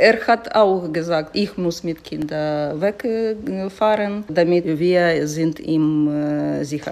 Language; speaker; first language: German; non-native, learner; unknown